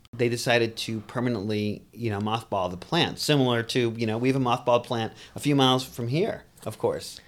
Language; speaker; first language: English; native; English